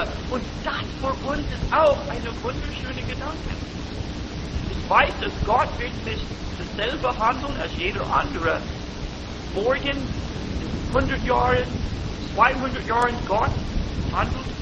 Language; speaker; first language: German; non-native, fluent; English